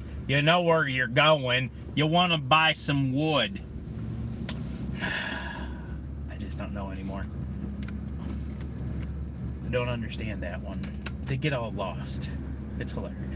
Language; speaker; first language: English; native; English